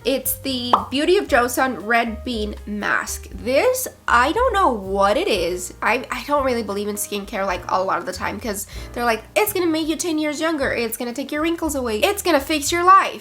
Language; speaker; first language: English; native; English